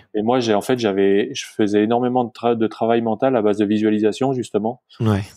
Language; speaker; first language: French; native; French